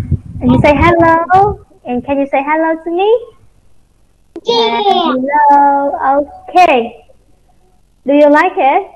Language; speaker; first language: English; non-native, fluent; Vietnamese